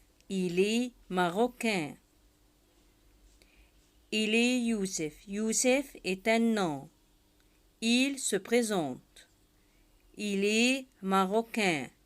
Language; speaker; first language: French; non-native, fluent; Arabic